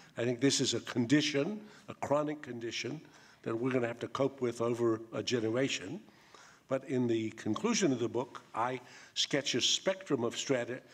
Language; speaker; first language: English; native; English